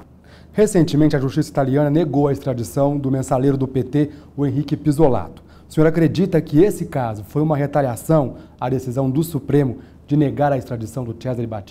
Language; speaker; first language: Portuguese; native; Portuguese